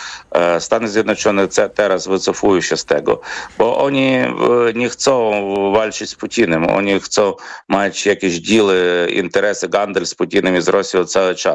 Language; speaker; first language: Polish; non-native, fluent; Ukrainian